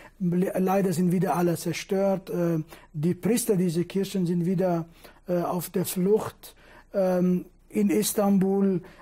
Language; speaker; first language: German; non-native, fluent; Kurdish